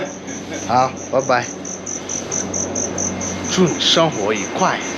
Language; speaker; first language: Chinese; non-native, learner; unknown